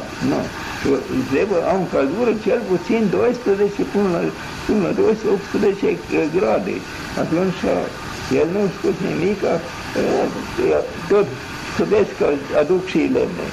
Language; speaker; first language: Romanian; non-native, local second language; German